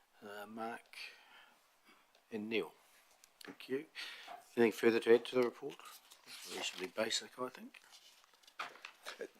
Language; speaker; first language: English; native; English